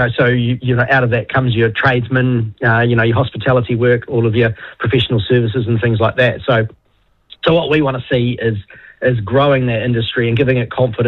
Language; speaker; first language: English; native; English